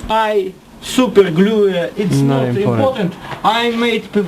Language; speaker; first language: English; non-native, learner; Russian